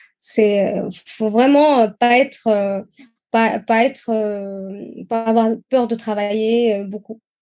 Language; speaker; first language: French; non-native, fluent; Arabic